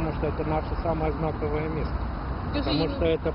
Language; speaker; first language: Russian; non-native, fluent; Chinese